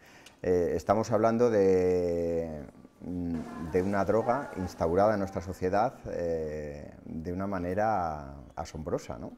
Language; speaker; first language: Spanish; native; Spanish